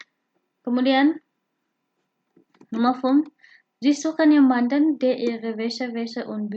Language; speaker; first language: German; non-native, fluent; Indonesian